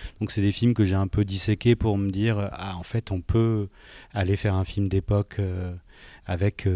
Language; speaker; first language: French; native; French